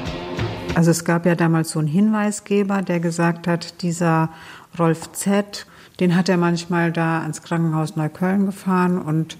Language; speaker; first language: German; native; German